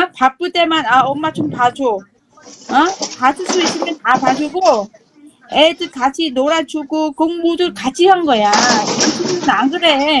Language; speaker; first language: Korean; non-native, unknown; Vietnamese